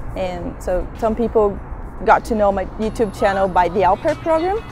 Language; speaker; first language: English; non-native, fluent; Portuguese